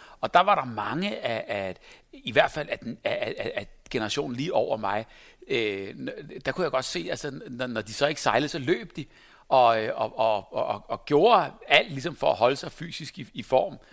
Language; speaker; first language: Danish; native; Danish